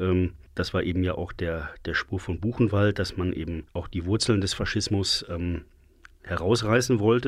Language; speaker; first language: German; native; German